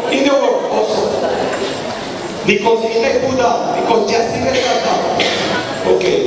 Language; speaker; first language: English; non-native, fluent; Spanish